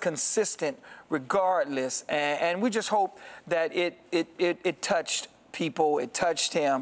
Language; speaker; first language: English; native; English